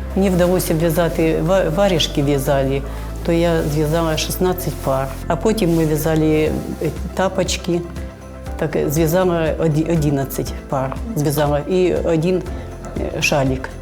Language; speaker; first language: Ukrainian; native; Ukrainian